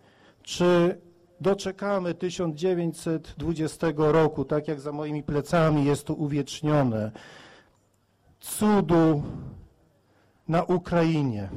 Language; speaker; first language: Polish; native; Polish